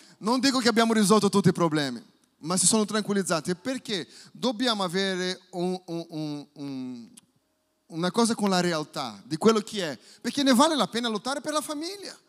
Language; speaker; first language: Italian; non-native, fluent; Portuguese